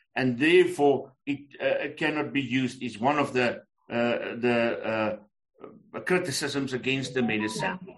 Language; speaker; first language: English; non-native, local second language; Afrikaans